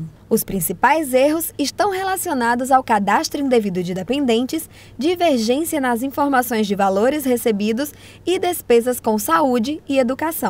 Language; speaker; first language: Portuguese; native; Portuguese